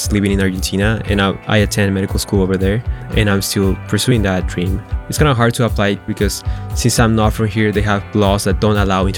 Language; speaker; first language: English; non-native, fluent; Spanish